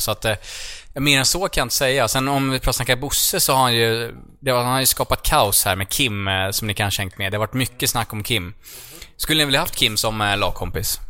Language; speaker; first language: Swedish; native; Swedish